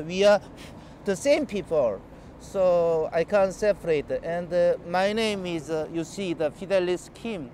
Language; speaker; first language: English; non-native, learner; Korean